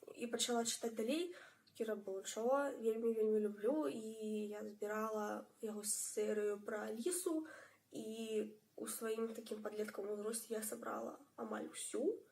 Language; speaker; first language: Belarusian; native; Belarusian